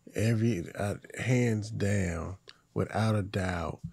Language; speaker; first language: English; native; English